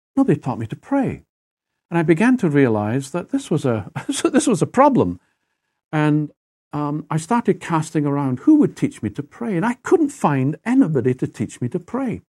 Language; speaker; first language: English; native; English